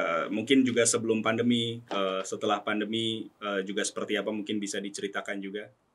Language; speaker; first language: Indonesian; native; Indonesian